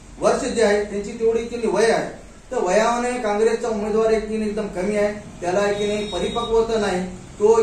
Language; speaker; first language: Marathi; non-native, local second language; Urdu